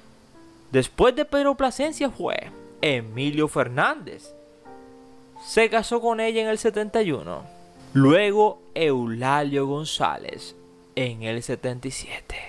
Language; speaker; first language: Spanish; native; Spanish